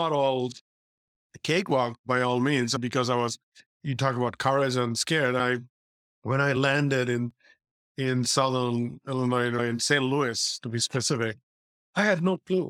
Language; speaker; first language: English; non-native, local second language; Bangla